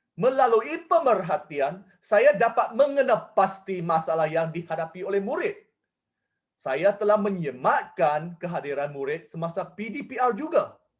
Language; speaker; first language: Malay; non-native, local second language; Chinese